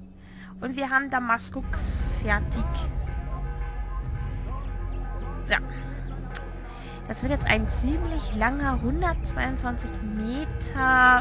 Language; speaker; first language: German; native; German